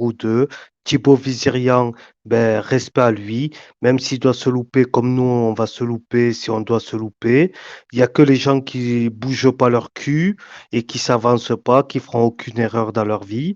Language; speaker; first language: French; native; French